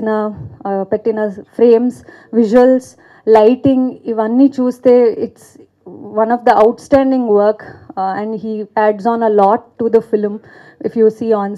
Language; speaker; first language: Telugu; non-native, fluent; Kannada